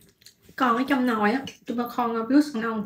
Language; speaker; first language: Vietnamese; native; Vietnamese